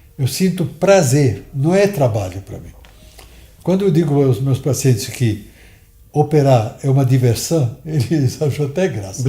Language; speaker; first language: Portuguese; early bilingual, other home language; Italian